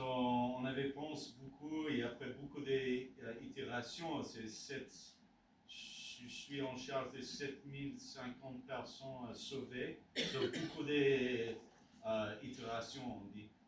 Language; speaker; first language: French; non-native, learner; English